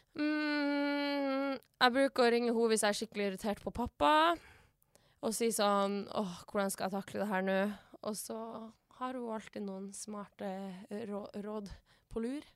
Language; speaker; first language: Norwegian; native; Norwegian